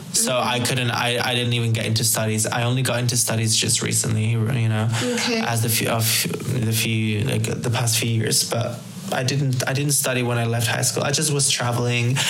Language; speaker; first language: English; early bilingual, other home language; Spanish